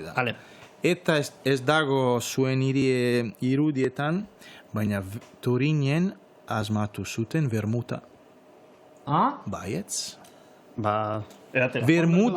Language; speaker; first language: Basque; non-native, fluent; Italian